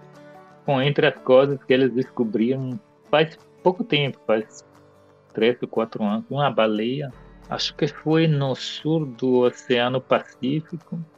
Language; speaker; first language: Portuguese; non-native, fluent; Italian